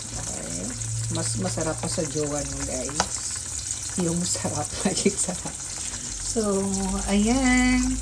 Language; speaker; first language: Filipino; non-native, local second language; Cebuano